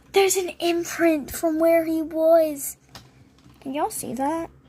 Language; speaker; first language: English; native; English